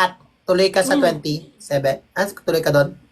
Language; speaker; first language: Filipino; native; Filipino